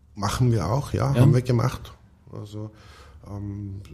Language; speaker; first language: German; native; German